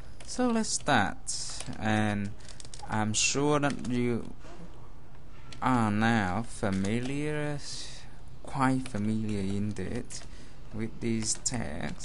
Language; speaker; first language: English; non-native, fluent; Vietnamese